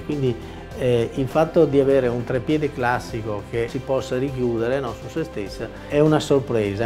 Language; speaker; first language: Italian; native; Italian